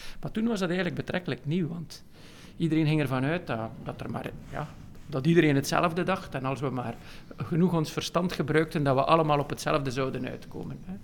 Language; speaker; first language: Dutch; native; Dutch